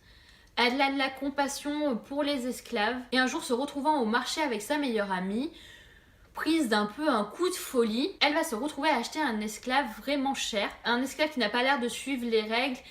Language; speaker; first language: French; native; French